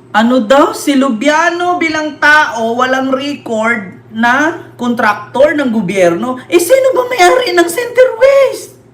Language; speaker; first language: Filipino; native; Filipino